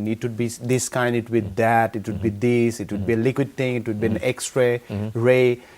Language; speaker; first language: English; non-native, local second language; Bangla